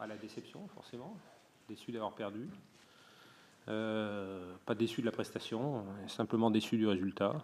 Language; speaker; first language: French; native; French